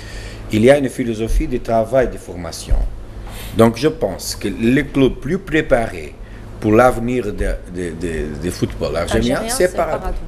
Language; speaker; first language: French; non-native, learner; Portuguese